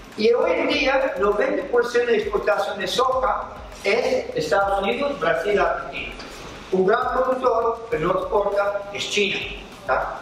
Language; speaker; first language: Spanish; non-native, fluent; English